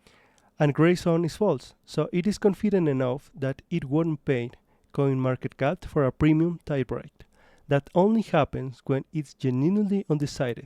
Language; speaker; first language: English; non-native, fluent; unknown